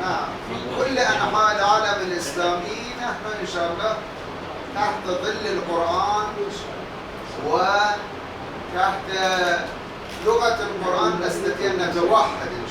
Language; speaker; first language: Arabic; non-native, fluent; Persian